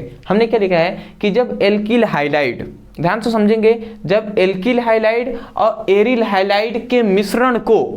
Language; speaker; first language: Hindi; native; Hindi